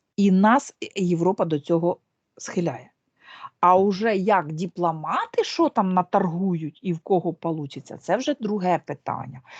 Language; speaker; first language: Ukrainian; non-native, local second language; Russian